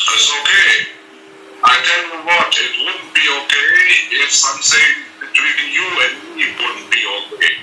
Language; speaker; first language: English; non-native, fluent; German